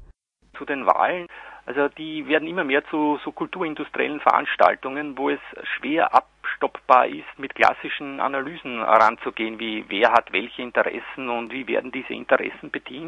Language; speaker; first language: German; native; German